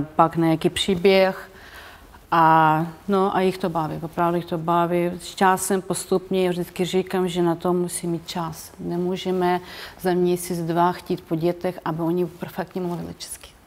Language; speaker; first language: Czech; non-native, fluent; Ukrainian